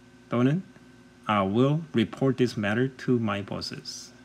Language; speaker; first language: English; non-native, fluent; Korean